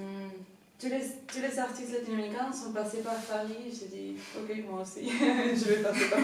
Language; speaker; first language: French; non-native, fluent; Spanish